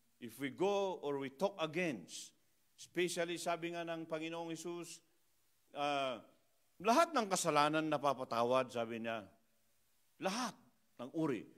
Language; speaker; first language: Filipino; non-native, local second language; Iloko